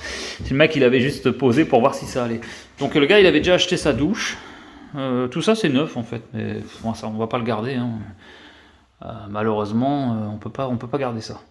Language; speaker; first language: French; native; French